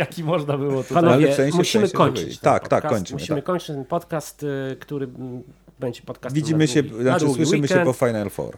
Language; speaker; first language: Polish; native; Polish